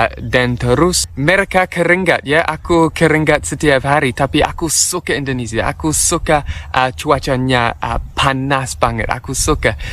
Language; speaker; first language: Malay; non-native, fluent; English